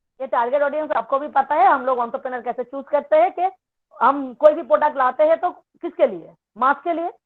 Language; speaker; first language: Hindi; non-native, local second language; Bangla